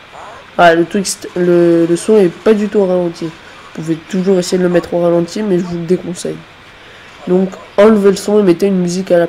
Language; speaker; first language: French; native; French